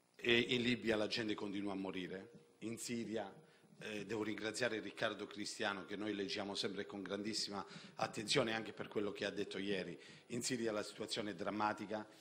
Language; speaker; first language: Italian; native; Italian